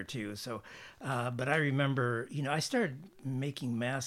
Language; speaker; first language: English; native; English